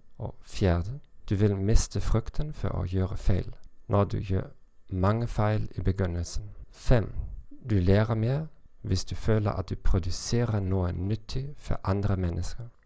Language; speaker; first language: Norwegian; non-native, learner; German